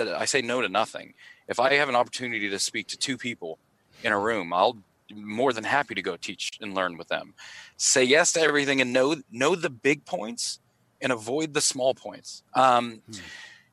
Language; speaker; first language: English; native; English